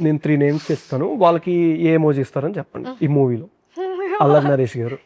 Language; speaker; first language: Telugu; native; Telugu